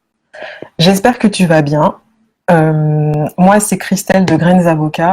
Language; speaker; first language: French; native; French